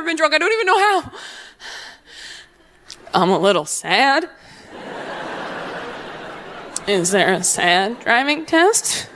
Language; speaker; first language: English; native; English